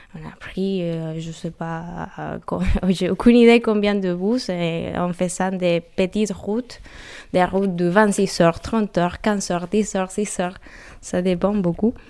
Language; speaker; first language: French; non-native, learner; Spanish